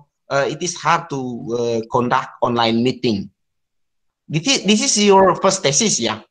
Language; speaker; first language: English; non-native, learner; Indonesian